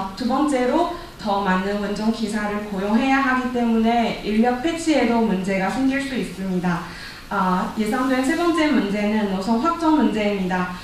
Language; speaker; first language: Korean; non-native, fluent; Chinese